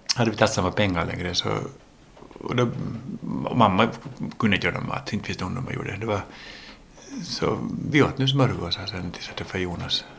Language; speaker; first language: Swedish; early bilingual, other home language; English